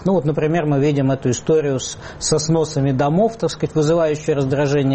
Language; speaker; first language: Russian; native; Russian